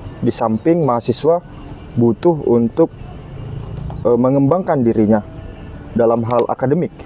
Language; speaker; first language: Indonesian; native; Indonesian